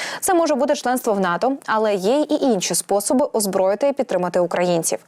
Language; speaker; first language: Ukrainian; native; Ukrainian